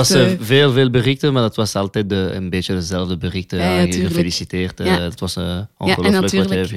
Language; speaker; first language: Dutch; non-native, local second language; French